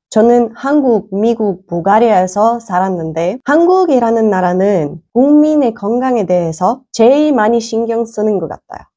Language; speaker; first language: Korean; non-native, fluent; Bulgarian